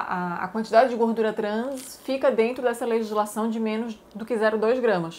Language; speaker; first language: Portuguese; native; Portuguese